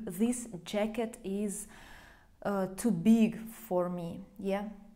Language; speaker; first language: English; non-native, fluent; Russian